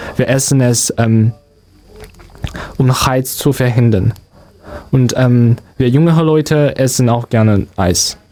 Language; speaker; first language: German; non-native, learner; Chinese